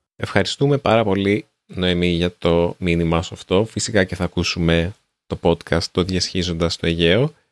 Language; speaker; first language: Greek; native; Greek